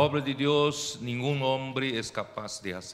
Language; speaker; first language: Spanish; non-native, fluent; Portuguese